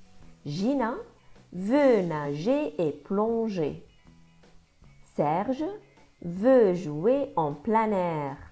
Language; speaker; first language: French; non-native, local second language; Arabic